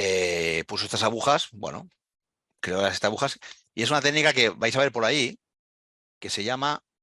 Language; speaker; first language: Spanish; native; Spanish